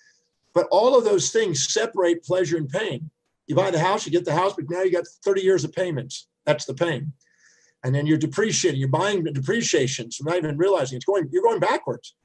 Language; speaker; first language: English; native; English